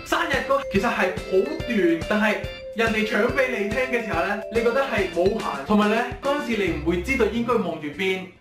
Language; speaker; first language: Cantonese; non-native, fluent; Spanish